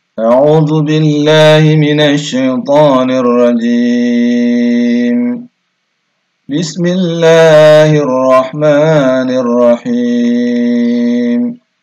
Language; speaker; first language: Arabic; non-native, learner; Indonesian